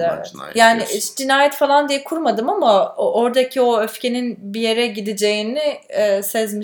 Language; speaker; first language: Turkish; native; Turkish